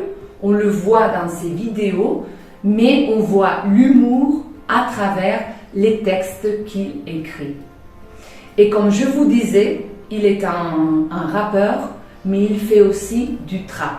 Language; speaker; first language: French; non-native, fluent; Spanish